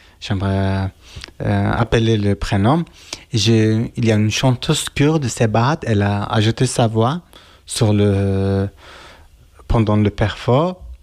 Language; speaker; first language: French; non-native, learner; Kurdish